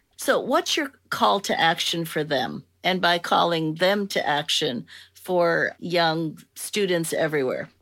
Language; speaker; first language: English; native; English